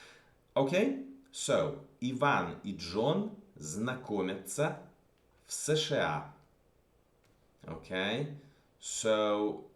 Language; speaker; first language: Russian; non-native, fluent; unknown